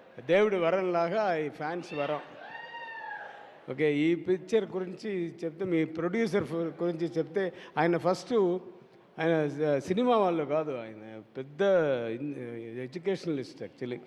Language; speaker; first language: Telugu; non-native, learner; Tamil